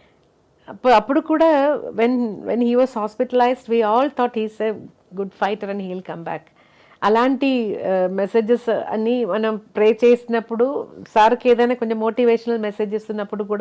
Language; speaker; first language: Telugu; non-native, local second language; Malayalam